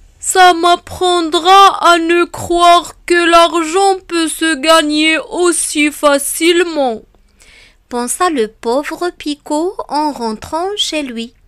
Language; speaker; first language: French; non-native, local second language; Arabic